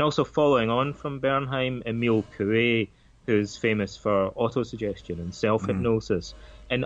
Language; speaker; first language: English; native; English